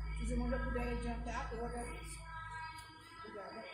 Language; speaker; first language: Portuguese; native; Portuguese